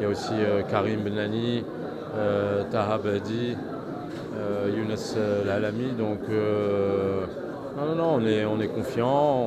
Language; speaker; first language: French; non-native, local second language; Arabic